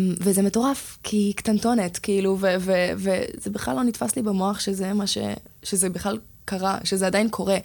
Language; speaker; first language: Hebrew; early bilingual, other home language; Russian